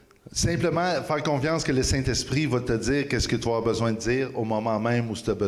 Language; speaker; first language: French; native; French